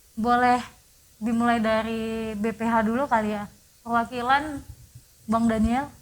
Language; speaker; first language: Indonesian; native; Indonesian